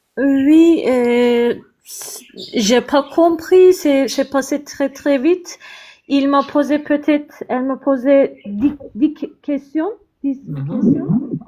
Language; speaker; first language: French; non-native, learner; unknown